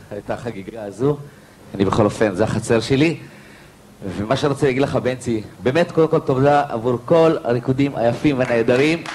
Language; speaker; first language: Hebrew; native; Hebrew